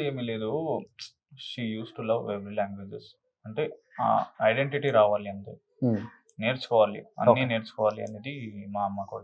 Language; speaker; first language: Telugu; non-native, local second language; Kannada